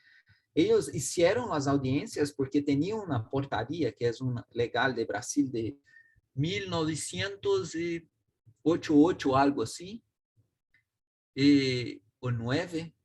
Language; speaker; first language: Spanish; non-native, learner; Portuguese